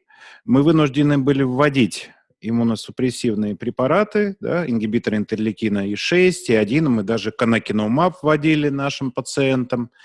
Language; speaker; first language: Russian; native; Russian